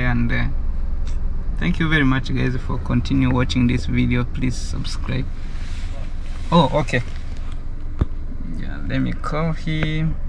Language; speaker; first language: English; non-native, fluent; Rundi